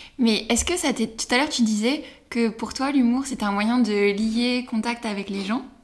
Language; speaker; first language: French; native; French